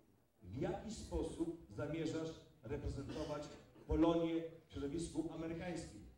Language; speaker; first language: Polish; native; Polish